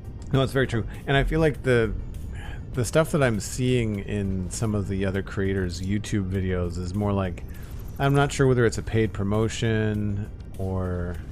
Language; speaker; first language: English; native; English